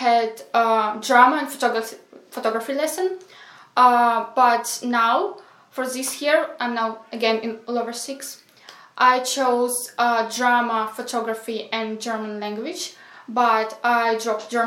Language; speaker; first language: English; non-native, fluent; Ukrainian